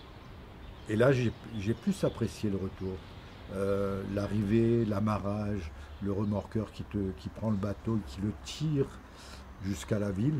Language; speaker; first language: French; native; French